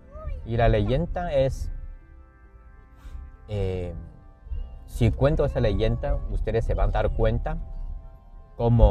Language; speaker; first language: Spanish; non-native, fluent; Chinese